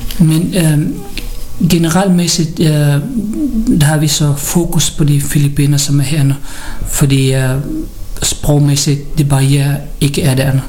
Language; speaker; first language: Danish; early bilingual, other home language; Filipino